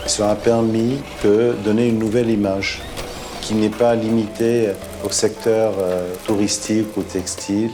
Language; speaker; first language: French; non-native, local second language; Arabic